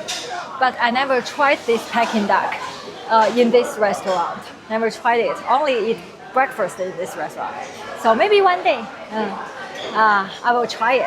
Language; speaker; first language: English; non-native, fluent; Chinese